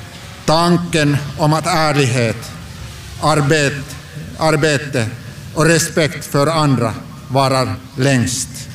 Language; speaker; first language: Swedish; non-native, local second language; Finnish